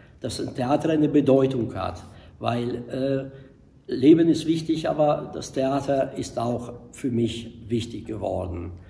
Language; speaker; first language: German; non-native, fluent; Italian